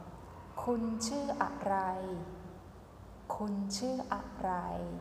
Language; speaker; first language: Thai; non-native, fluent; Chinese